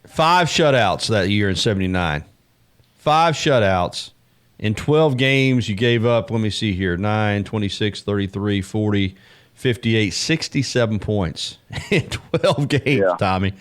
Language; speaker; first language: English; native; English